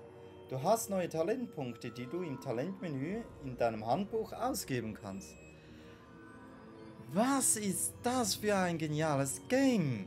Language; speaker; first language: German; native; German